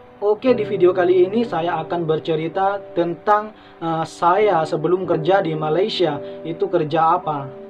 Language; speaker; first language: Indonesian; non-native, local second language; Madurese